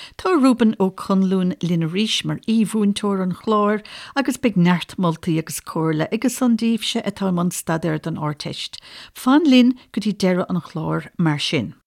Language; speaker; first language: Irish; native; Irish